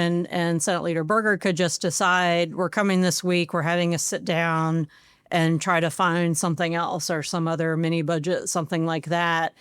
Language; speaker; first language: English; native; English